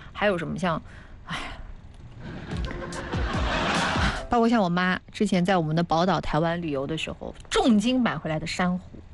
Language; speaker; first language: Chinese; native; Chinese